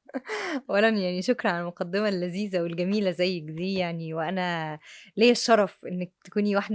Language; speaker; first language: Arabic; native; Arabic